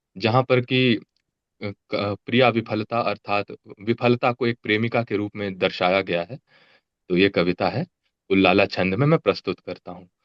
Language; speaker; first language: Hindi; native; Hindi